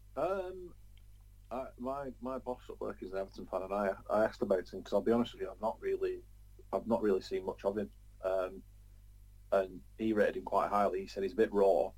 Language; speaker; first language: English; native; English